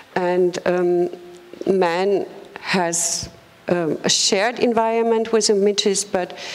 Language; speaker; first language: English; non-native, fluent; German